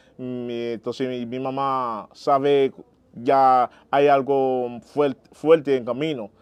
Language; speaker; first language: Spanish; non-native, learner; Haitian Creole